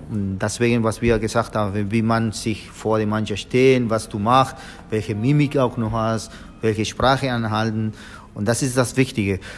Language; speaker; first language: German; non-native, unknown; Spanish